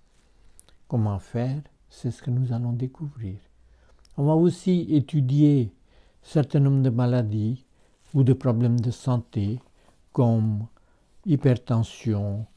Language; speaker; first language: French; non-native, fluent; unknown